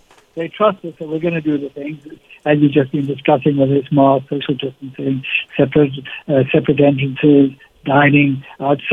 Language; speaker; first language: English; native; English